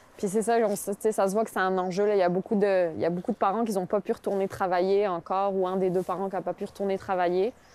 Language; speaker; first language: French; early bilingual, other home language; Polish